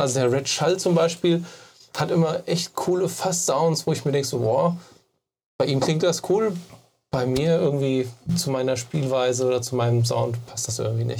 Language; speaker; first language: German; native; German